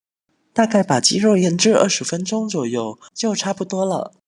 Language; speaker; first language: Chinese; native; Chinese